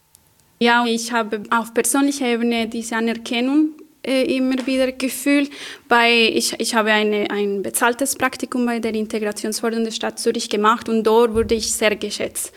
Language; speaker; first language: German; non-native, fluent; Spanish